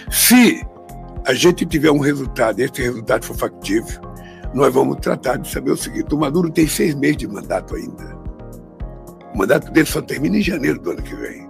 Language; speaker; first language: Portuguese; native; Portuguese